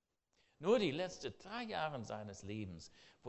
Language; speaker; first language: German; non-native, fluent; English